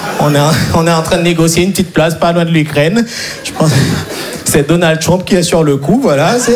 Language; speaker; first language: French; non-native, local second language; Haitian Creole